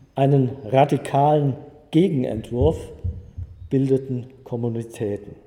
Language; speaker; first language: German; native; German